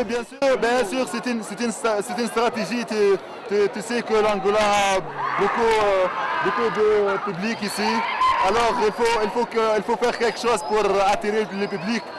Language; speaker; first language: French; non-native, local second language; Arabic